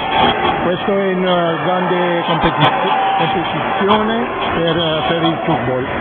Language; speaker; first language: Italian; non-native, fluent; French